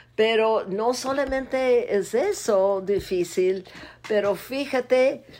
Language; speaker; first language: Spanish; non-native, fluent; English